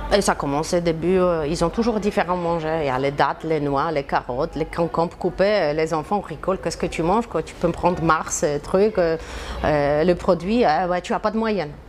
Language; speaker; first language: French; non-native, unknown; Polish